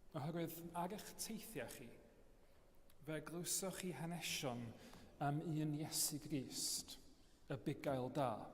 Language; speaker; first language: Welsh; native; Welsh